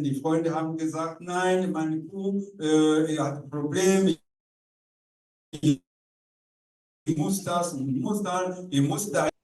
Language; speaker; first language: German; non-native, learner; Rundi